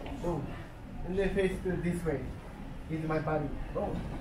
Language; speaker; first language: English; non-native, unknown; Japanese